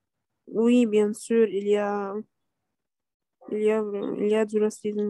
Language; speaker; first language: French; non-native, learner; Arabic